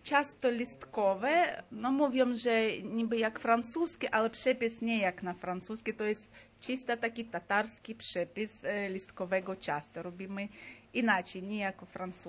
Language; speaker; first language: Polish; non-native, fluent; Crimean Tatar